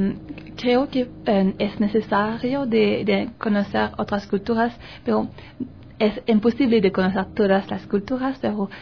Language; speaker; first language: Spanish; non-native, learner; French